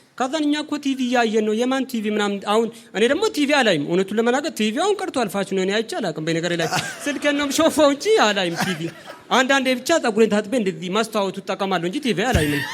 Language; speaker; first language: Amharic; non-native, local second language; Oromo